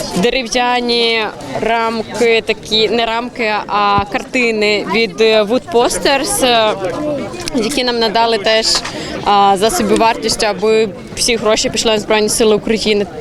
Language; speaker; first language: Ukrainian; native; Ukrainian